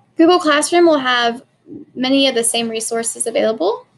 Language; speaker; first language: English; native; English